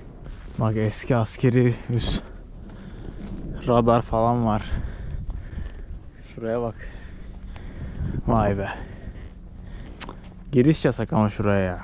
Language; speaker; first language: Turkish; native; Turkish